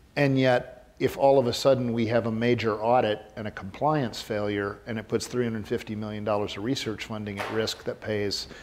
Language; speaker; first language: English; native; English